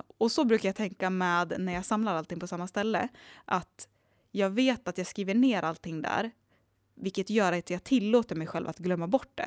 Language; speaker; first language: Swedish; native; Swedish